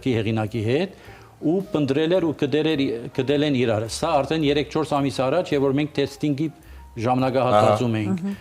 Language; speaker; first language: Armenian; early bilingual, heritage; Armenian